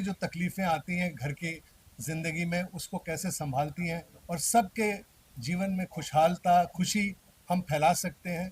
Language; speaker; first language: Hindi; native; Hindi